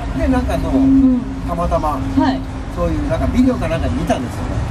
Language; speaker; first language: Japanese; native; Japanese